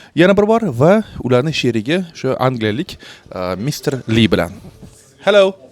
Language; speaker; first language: Uzbek; native; Uzbek